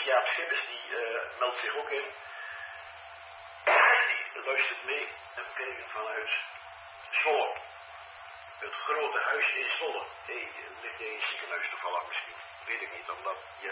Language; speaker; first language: Dutch; native; Dutch